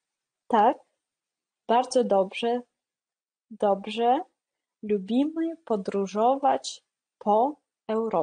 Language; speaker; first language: Polish; non-native, fluent; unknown